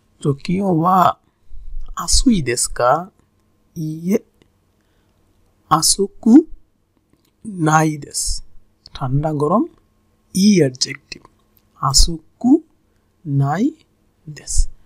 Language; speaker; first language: Japanese; non-native, fluent; Bangla